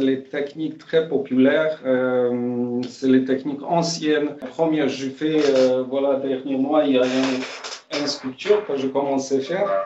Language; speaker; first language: French; non-native, fluent; Polish